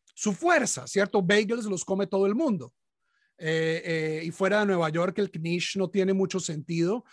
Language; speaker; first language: Spanish; native; Spanish